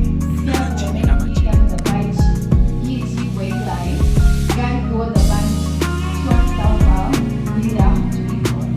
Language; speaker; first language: Chinese; non-native, learner; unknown